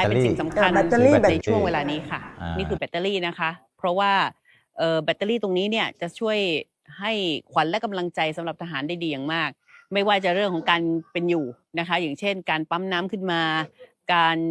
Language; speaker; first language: Thai; native; Thai